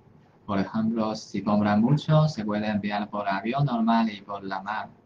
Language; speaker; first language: Spanish; non-native, fluent; Chinese